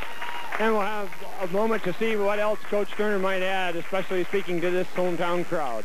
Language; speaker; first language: English; native; English